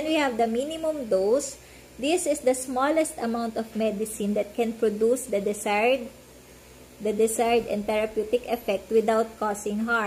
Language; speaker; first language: English; non-native, local second language; Filipino